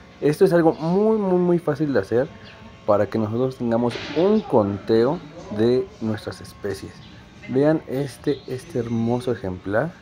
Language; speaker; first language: Spanish; native; Spanish